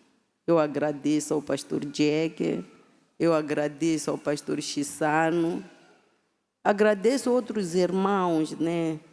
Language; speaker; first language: Portuguese; non-native, local second language; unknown